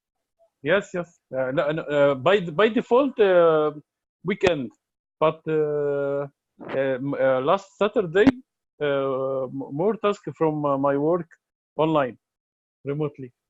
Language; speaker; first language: English; non-native, learner; Arabic